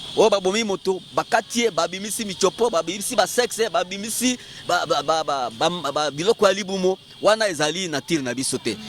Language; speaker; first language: Lingala; native; Lingala